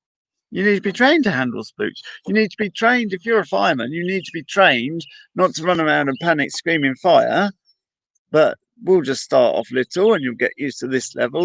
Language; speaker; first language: English; native; English